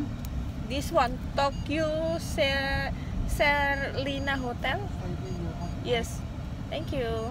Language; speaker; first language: English; non-native, learner; Indonesian